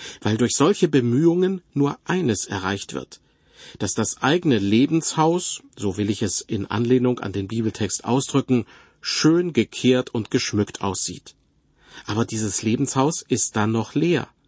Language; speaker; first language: German; native; German